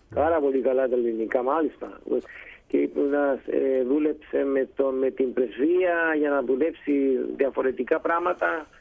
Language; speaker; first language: Greek; early bilingual, heritage; Greek